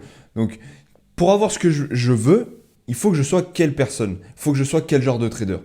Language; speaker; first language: French; native; French